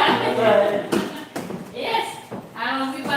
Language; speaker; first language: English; non-native, local second language; French